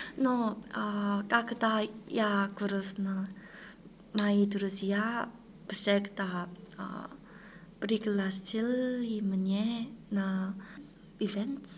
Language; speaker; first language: Russian; non-native, learner; Korean